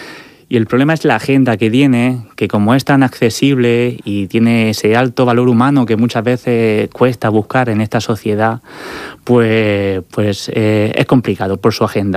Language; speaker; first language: Spanish; native; Spanish